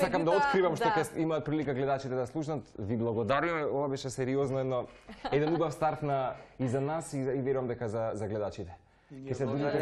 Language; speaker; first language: Macedonian; native; Macedonian